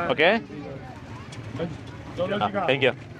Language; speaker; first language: English; non-native, learner; Lithuanian